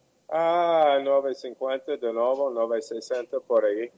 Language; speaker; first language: Portuguese; non-native, fluent; English